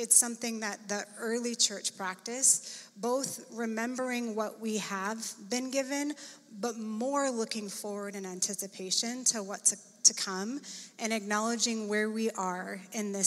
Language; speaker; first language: English; native; English